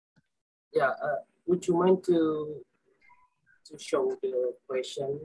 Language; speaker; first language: English; non-native, learner; Indonesian